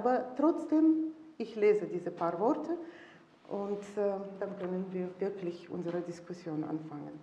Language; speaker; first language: German; non-native, fluent; Russian